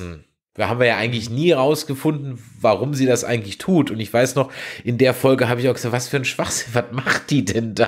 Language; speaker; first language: German; native; German